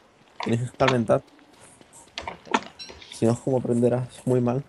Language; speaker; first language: Spanish; native; Spanish